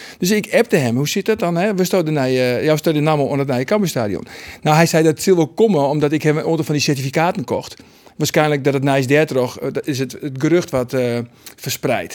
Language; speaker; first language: Dutch; non-native, local second language; Western Frisian